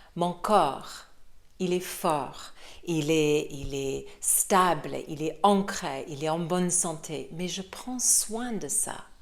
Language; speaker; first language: French; non-native, fluent; English